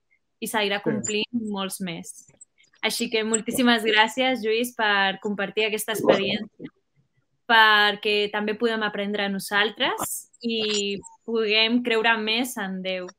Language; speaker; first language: Catalan; native; Catalan